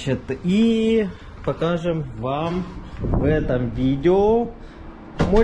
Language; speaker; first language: Russian; native; Russian